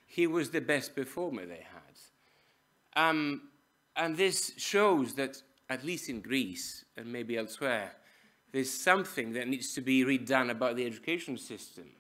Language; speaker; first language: English; non-native, fluent; Greek